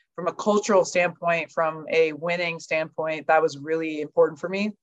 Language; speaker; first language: English; native; English